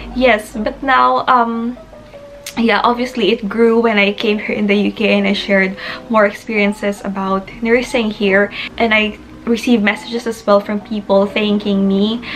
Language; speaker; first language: English; non-native, local second language; Filipino